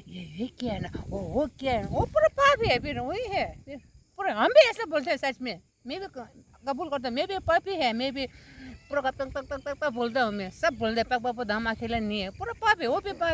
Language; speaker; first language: Hindi; non-native, local second language; Tibetan